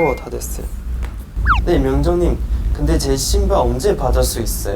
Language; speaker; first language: Korean; non-native, fluent; Chinese